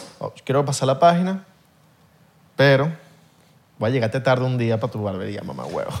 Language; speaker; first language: Spanish; native; Spanish